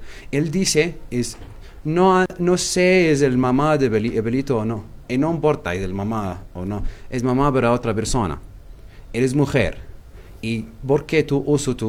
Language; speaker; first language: Spanish; non-native, learner; Arabic